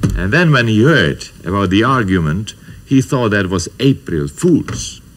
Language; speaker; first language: English; non-native, fluent; Czech